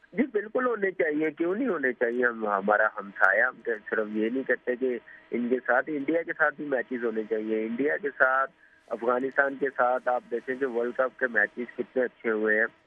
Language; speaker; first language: Urdu; non-native, local second language; Punjabi